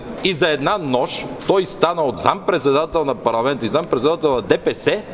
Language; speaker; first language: Bulgarian; native; Bulgarian